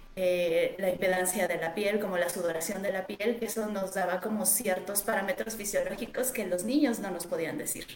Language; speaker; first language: Spanish; native; Spanish